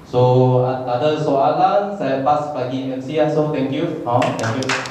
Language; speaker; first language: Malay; non-native, local second language; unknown